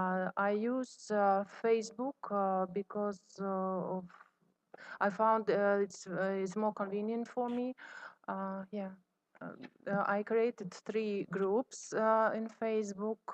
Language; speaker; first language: English; non-native, fluent; Russian